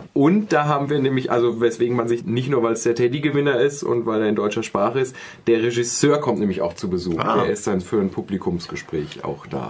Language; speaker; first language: German; native; German